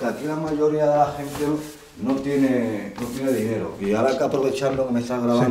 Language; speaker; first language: Spanish; non-native, fluent; Arabic